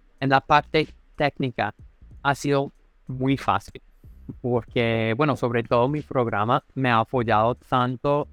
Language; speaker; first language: Spanish; non-native, fluent; English